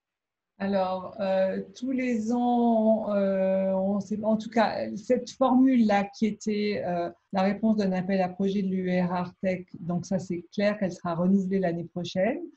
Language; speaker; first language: French; native; French